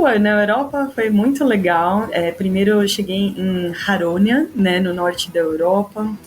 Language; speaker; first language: Portuguese; native; Portuguese